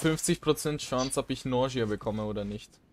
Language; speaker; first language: German; native; German